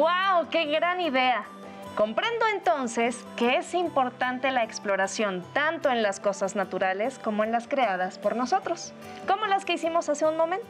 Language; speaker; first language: Spanish; native; Spanish